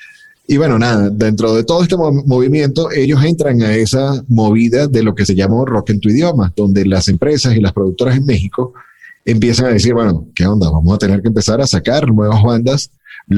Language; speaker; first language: Spanish; native; Spanish